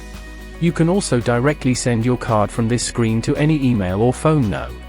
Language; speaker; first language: English; non-native, local second language; Hindi